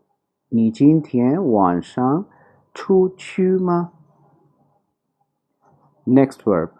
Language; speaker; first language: Chinese; non-native, fluent; Urdu